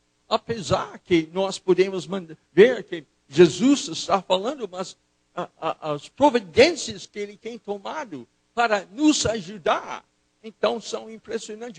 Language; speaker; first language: Portuguese; non-native, fluent; English